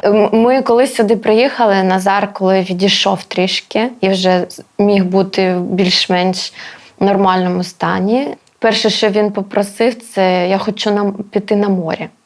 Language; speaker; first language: Ukrainian; non-native, local second language; Russian